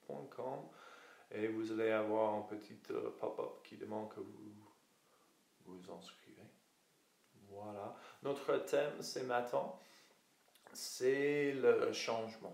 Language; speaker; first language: French; non-native, fluent; English